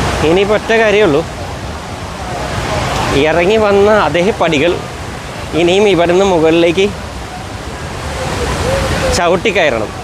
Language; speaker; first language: Malayalam; native; Malayalam